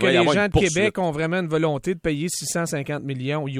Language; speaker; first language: French; native; French